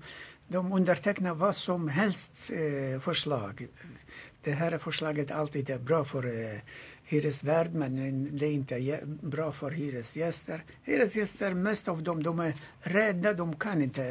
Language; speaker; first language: Swedish; non-native, fluent; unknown